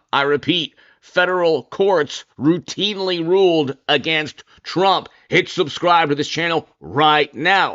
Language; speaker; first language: English; native; English